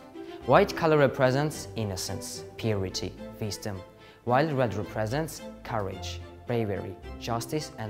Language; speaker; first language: English; non-native, learner; Georgian